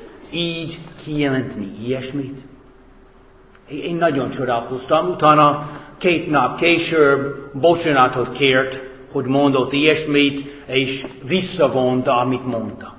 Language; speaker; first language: Hungarian; non-native, fluent; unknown